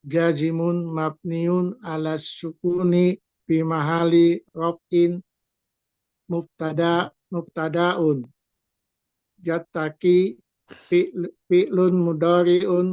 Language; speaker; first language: Arabic; non-native, learner; Indonesian